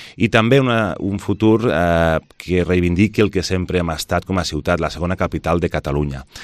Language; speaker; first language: Catalan; native; Catalan